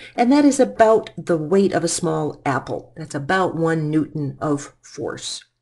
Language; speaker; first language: English; native; English